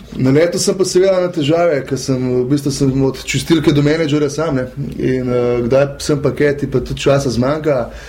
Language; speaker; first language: Slovenian; native; Slovenian